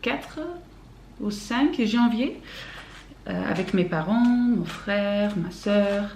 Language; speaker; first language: French; non-native, learner; Dutch